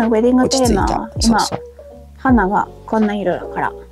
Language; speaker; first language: Japanese; non-native, learner; English